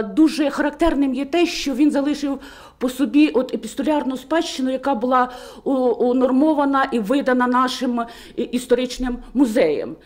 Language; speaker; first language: Ukrainian; native; Ukrainian